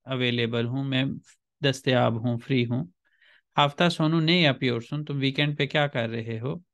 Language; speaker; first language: Urdu; native; Urdu